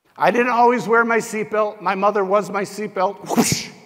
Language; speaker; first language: English; native; English